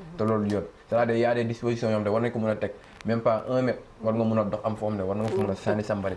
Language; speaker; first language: Wolof; native; Wolof